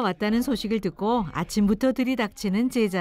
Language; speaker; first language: Korean; native; Korean